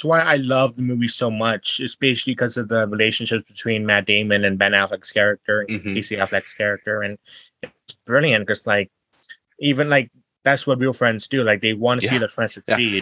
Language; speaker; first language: English; native; English